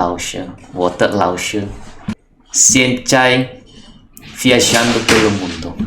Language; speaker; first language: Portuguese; non-native, learner; Indonesian